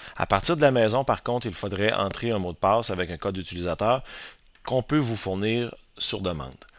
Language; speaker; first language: French; native; French